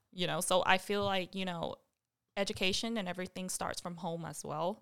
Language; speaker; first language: English; early bilingual, other home language; Vietnamese